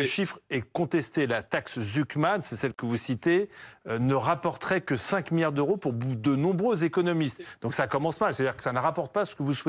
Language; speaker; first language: French; native; French